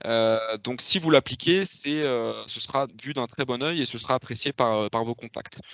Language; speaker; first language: French; native; French